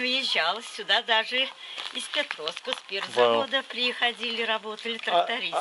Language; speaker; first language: Russian; native; Russian